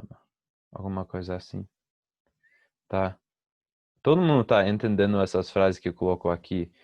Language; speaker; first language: Portuguese; non-native, fluent; English